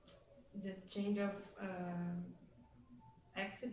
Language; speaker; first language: English; non-native, learner; Portuguese